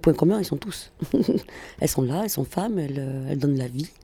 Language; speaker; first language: French; non-native, fluent; Spanish